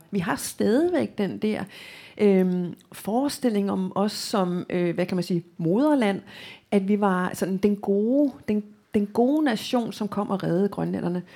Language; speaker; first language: Danish; native; Danish